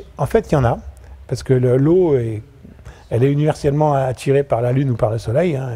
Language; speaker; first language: French; native; French